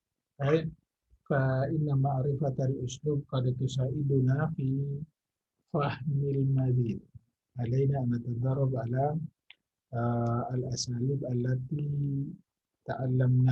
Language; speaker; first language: Arabic; non-native, fluent; Indonesian